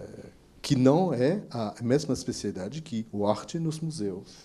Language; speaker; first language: Portuguese; non-native, fluent; French